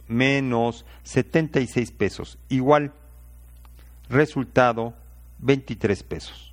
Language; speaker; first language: Spanish; native; Spanish